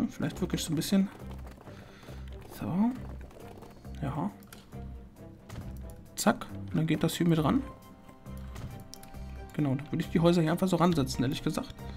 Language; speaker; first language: German; native; German